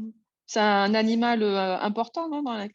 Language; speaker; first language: French; native; French